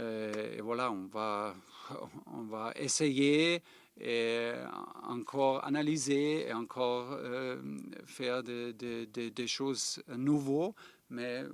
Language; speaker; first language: French; non-native, fluent; German